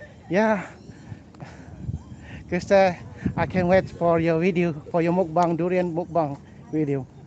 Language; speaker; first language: English; non-native, local second language; Malay